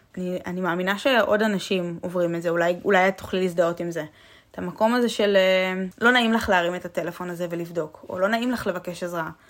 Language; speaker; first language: Hebrew; native; Hebrew